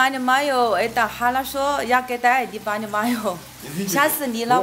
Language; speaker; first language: Russian; non-native, learner; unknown